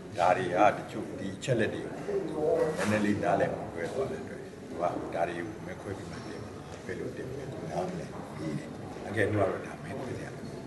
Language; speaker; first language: Burmese; non-native, local second language; Shwe Palaung